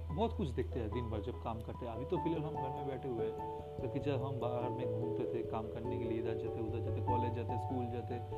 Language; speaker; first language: Hindi; non-native, local second language; Bangla